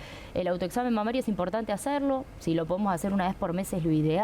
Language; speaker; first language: Spanish; native; Spanish